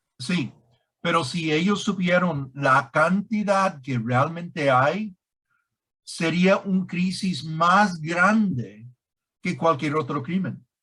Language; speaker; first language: Spanish; non-native, learner; English